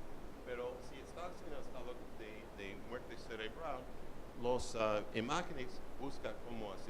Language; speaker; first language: Spanish; non-native, learner; English